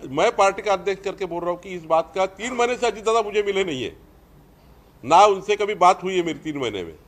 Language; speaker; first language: Hindi; non-native, local second language; Marathi